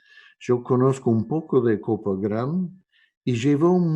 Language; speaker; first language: Spanish; non-native, fluent; English